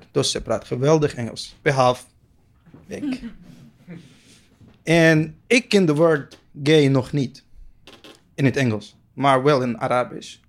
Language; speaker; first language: Dutch; non-native, learner; Arabic